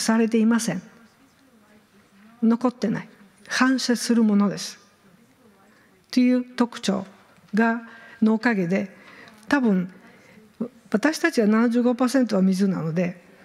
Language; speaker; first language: Japanese; non-native, fluent; Bulgarian